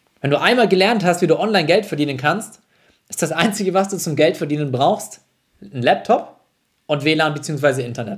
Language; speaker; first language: German; native; German